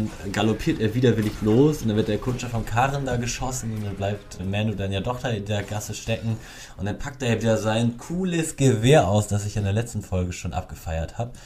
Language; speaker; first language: German; native; German